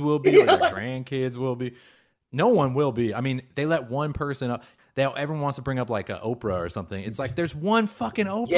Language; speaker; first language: English; early bilingual, other home language; Hebrew